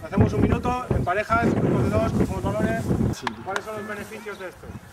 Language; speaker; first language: Spanish; native; Spanish